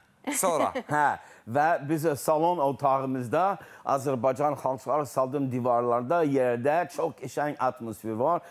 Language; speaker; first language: Azerbaijani; non-native, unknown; English